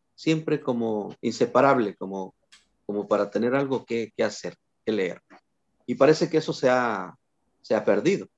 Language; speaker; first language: Spanish; native; Spanish